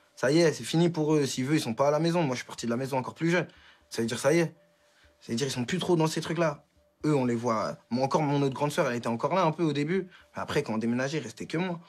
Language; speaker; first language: French; native; French